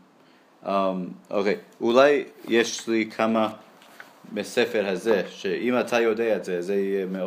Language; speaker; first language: Hebrew; non-native, learner; English